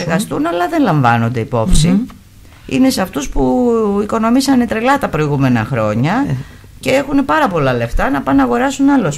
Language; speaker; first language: Greek; native; Greek